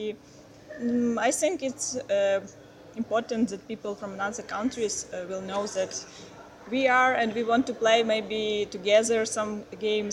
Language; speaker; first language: English; non-native, learner; Ukrainian